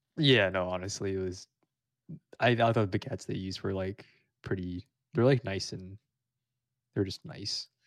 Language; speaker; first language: English; early bilingual, other home language; Vietnamese